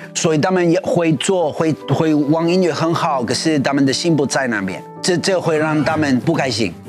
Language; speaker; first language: Chinese; non-native, learner; Spanish